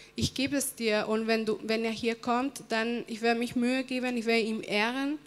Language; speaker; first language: German; early bilingual, other home language; Spanish